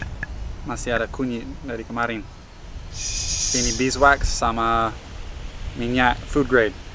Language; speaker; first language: Indonesian; non-native, fluent; English